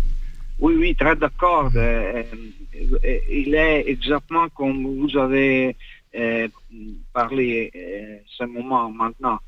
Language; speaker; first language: French; non-native, fluent; Italian